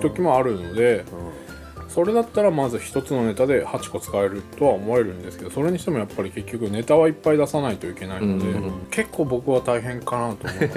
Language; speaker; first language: Japanese; native; Japanese